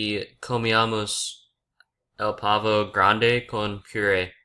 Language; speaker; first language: Spanish; non-native, learner; English